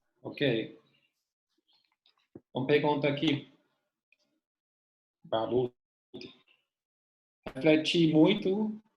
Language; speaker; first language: Portuguese; non-native, fluent; English